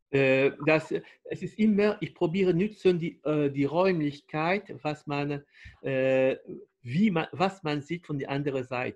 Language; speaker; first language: German; non-native, fluent; French